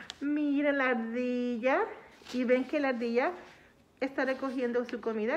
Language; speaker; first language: Spanish; early bilingual, heritage; Spanish